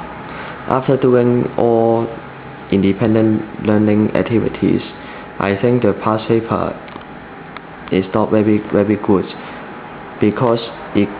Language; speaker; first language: English; non-native, learner; Cantonese